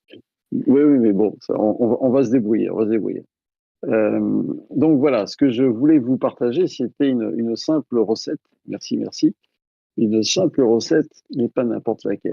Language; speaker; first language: French; native; French